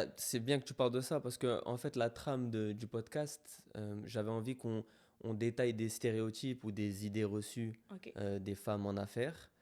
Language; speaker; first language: French; native; French